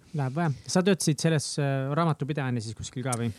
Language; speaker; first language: Estonian; native; Estonian